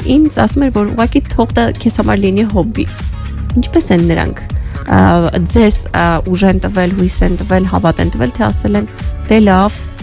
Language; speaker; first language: Armenian; native; Armenian